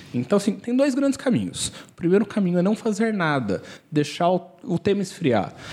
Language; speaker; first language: Portuguese; native; Portuguese